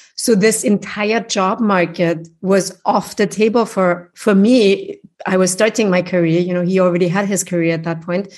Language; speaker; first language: English; non-native, fluent; German